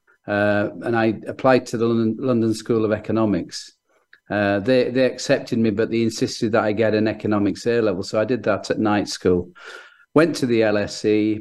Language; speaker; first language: English; native; English